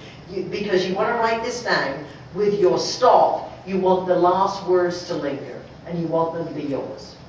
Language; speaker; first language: English; native; English